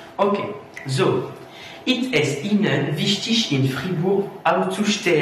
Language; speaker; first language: German; non-native, learner; French